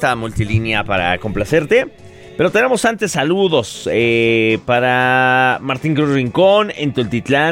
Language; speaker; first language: Spanish; native; Spanish